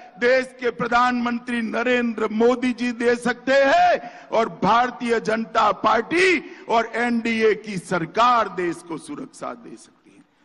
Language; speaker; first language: Hindi; non-native, local second language; Gujarati